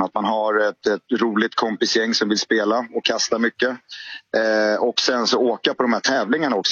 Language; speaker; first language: Swedish; native; Swedish